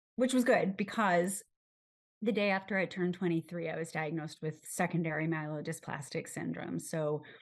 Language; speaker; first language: English; native; English